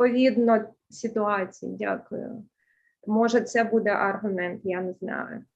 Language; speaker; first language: Ukrainian; early bilingual, heritage; Ukrainian